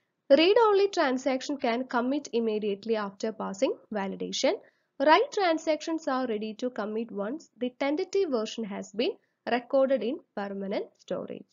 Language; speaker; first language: English; non-native, local second language; Malayalam